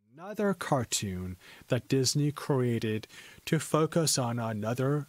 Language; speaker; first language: English; native; English